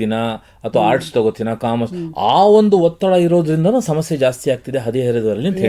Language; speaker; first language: Kannada; native; Kannada